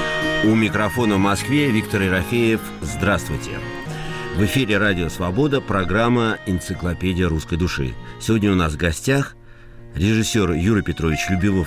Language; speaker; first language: Russian; native; Russian